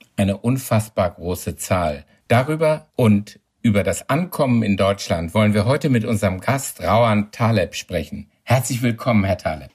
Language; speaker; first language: German; native; German